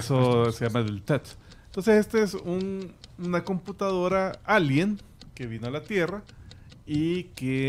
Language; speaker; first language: Spanish; native; Spanish